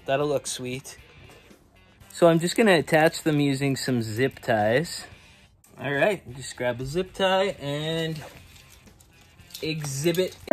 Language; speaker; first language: English; native; English